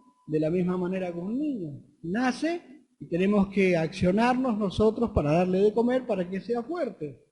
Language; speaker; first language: Spanish; native; Spanish